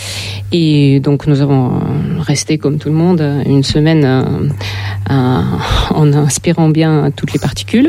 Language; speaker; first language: French; non-native, fluent; Russian